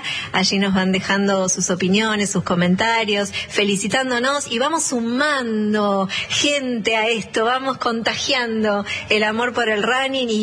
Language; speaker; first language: Spanish; native; Spanish